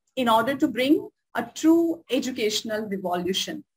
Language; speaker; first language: English; non-native, local second language; Marathi